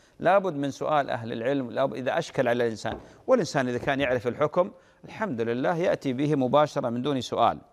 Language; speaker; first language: Arabic; native; Arabic